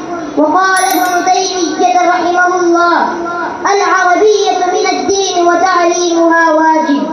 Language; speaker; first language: Arabic; non-native, learner; Urdu